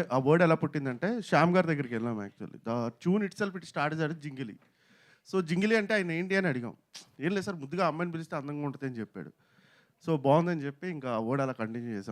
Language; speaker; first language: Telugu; native; Telugu